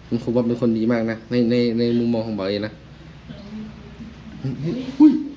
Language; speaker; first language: Thai; non-native, local second language; Northeastern Thai